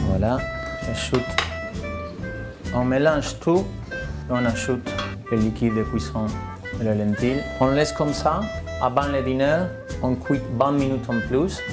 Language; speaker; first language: French; non-native, fluent; Spanish